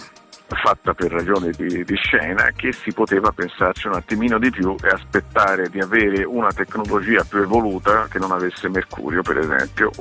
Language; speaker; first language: Italian; native; Italian